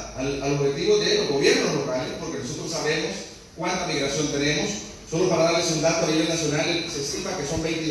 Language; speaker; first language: Spanish; native; Spanish